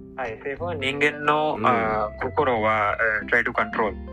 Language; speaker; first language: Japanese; non-native, learner; English